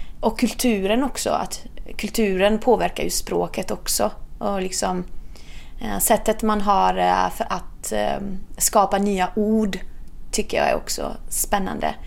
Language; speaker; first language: Swedish; non-native, fluent; Italian